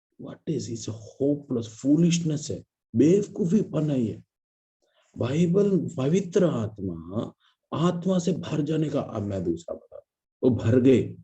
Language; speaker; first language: Hindi; non-native, local second language; Malayalam